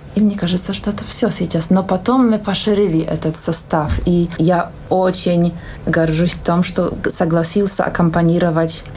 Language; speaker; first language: Russian; non-native, fluent; Polish